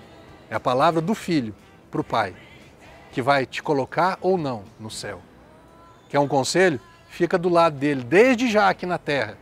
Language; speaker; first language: Portuguese; native; Portuguese